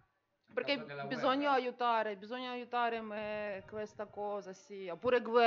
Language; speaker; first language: Italian; non-native, learner; Ukrainian